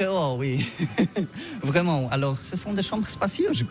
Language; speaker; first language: French; non-native, fluent; Polish